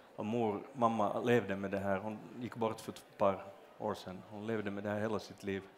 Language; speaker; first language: Swedish; native; Swedish